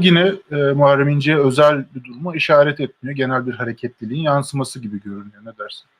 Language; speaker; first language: Turkish; native; Turkish